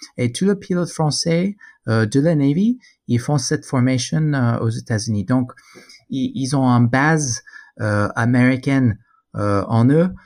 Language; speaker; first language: French; non-native, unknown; English